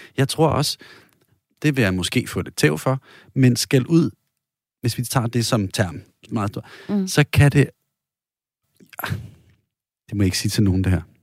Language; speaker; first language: Danish; native; Danish